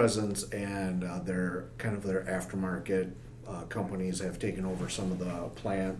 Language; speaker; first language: English; native; English